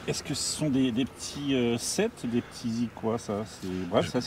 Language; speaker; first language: French; native; French